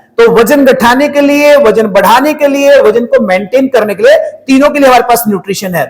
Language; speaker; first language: Hindi; native; Hindi